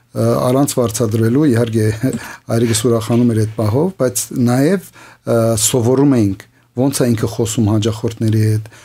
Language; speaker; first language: Armenian; early bilingual, heritage; Armenian